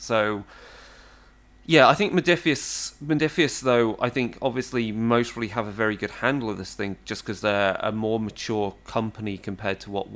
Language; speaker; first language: English; native; English